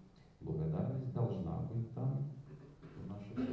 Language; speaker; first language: Russian; native; Russian